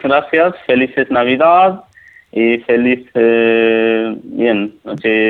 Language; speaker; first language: Spanish; non-native, learner; Nepali